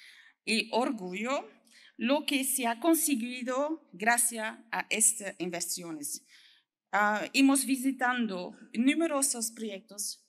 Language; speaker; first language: Spanish; non-native, learner; French